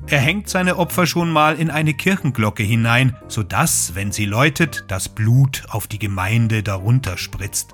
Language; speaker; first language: German; native; German